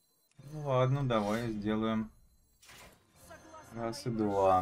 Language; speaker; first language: Russian; native; Russian